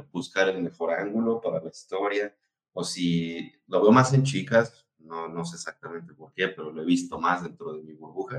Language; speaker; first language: Spanish; native; Spanish